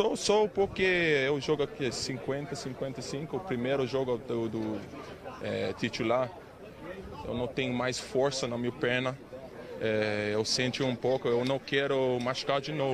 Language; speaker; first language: Portuguese; non-native, learner; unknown